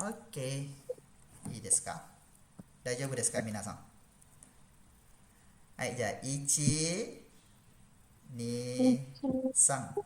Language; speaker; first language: Japanese; non-native, fluent; Malay